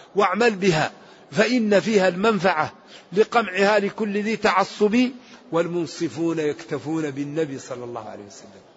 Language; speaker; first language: Arabic; native; Arabic